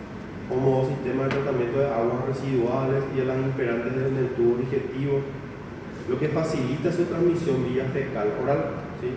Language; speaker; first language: Spanish; native; Spanish